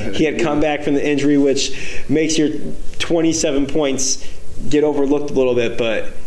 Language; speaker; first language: English; native; English